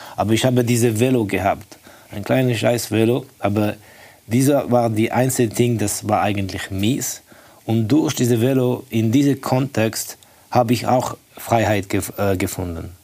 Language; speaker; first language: German; non-native, fluent; Estonian